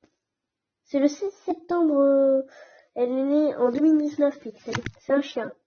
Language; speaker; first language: French; native; French